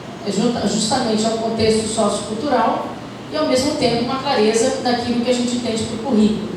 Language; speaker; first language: Portuguese; native; Portuguese